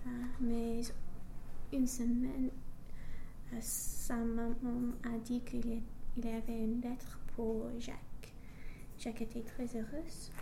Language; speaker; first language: French; non-native, learner; English